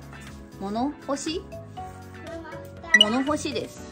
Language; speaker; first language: Japanese; native; Japanese